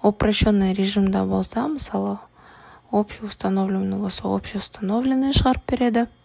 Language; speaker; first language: Russian; non-native, local second language; Kazakh